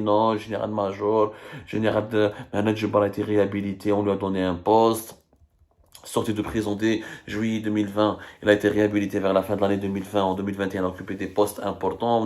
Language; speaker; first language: French; non-native, local second language; Arabic